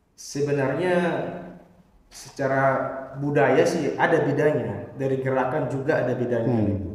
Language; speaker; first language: Indonesian; non-native, local second language; Batak Toba